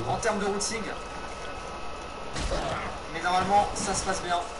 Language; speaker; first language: French; native; French